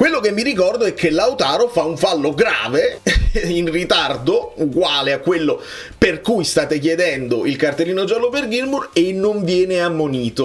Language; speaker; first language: Italian; native; Italian